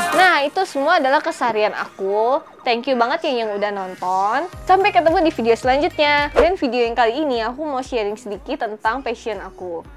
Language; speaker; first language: Indonesian; native; Indonesian